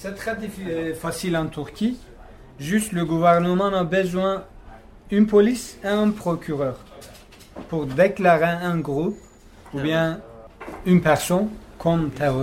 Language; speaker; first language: French; non-native, fluent; Kurdish